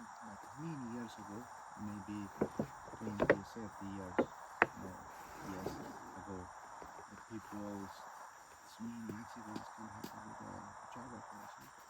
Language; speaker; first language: English; non-native, local second language; Spanish